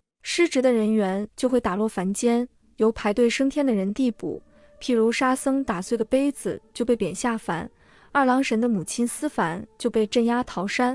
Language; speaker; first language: Chinese; native; Chinese